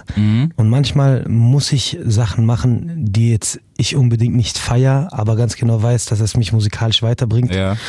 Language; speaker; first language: German; early bilingual, other home language; Arabic